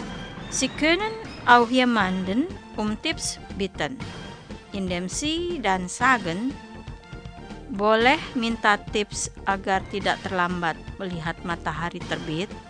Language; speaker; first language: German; non-native, fluent; Indonesian